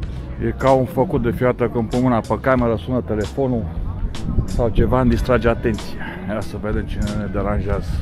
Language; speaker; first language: Romanian; native; Romanian